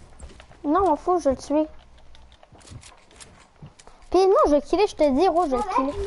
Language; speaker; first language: French; native; French